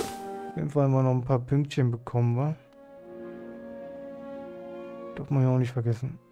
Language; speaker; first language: German; native; German